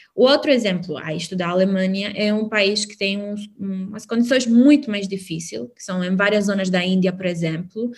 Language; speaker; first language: Portuguese; non-native, fluent; Albanian